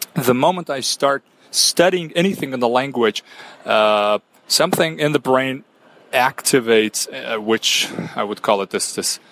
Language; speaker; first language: English; non-native, fluent; Persian